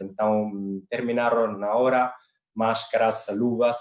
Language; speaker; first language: Portuguese; non-native, fluent; Italian